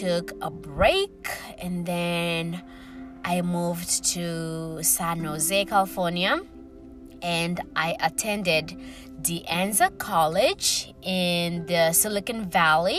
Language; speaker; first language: English; early bilingual, other home language; Swahili